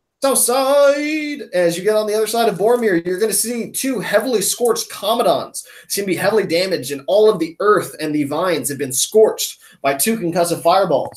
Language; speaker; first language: English; native; English